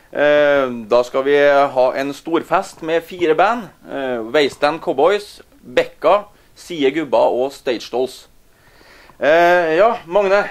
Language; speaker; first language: Norwegian; native; Norwegian